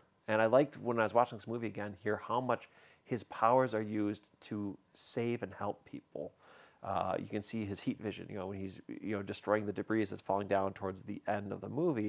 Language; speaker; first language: English; native; English